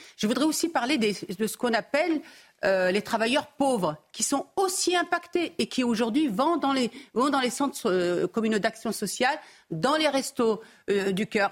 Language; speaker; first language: French; early bilingual, other home language; Arabic